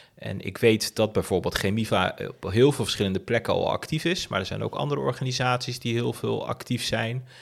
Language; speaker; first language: Dutch; early bilingual, other home language; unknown